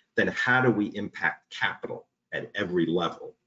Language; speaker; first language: English; native; English